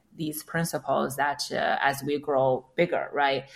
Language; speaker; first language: English; non-native, fluent; Chinese